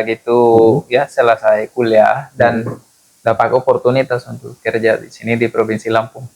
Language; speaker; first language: Indonesian; non-native, fluent; Spanish